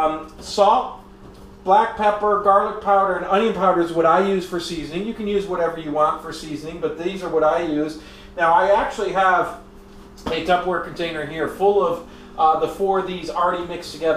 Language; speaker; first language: English; native; English